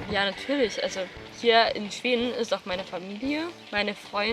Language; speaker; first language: German; non-native, fluent; Swedish